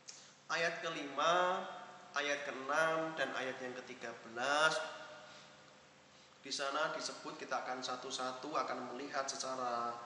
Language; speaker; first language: Indonesian; native; Indonesian